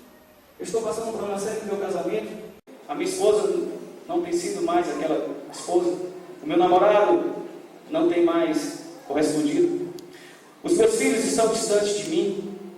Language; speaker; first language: Portuguese; native; Portuguese